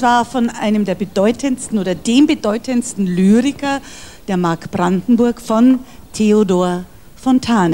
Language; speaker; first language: German; native; German